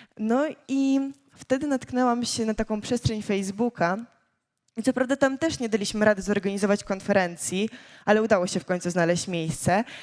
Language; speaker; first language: Polish; early bilingual, other home language; Ukrainian